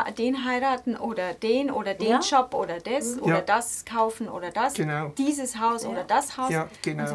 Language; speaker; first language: German; native; German